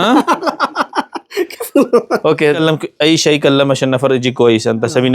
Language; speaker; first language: Arabic; non-native, learner; Urdu